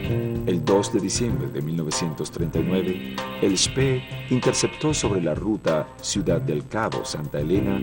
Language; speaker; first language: Spanish; native; Spanish